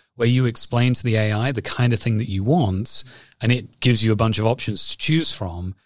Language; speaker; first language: English; native; English